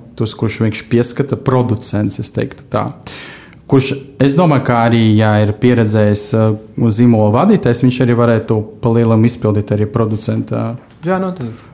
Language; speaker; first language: Latvian; non-native, local second language; Russian